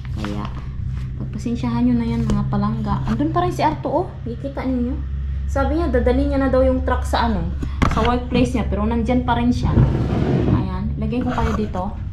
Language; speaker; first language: Filipino; non-native, local second language; Hiligaynon